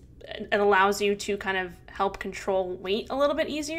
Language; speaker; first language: English; native; English